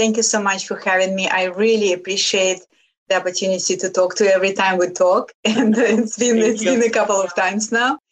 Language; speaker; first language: English; non-native, fluent; Lithuanian